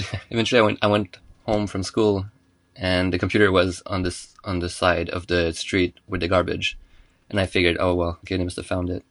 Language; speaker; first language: English; non-native, fluent; French